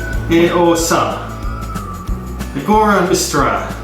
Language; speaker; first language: Portuguese; non-native, learner; English